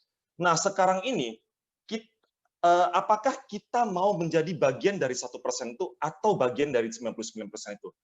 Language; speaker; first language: Indonesian; native; Indonesian